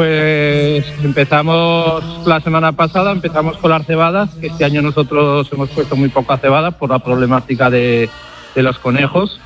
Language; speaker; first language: Spanish; native; Spanish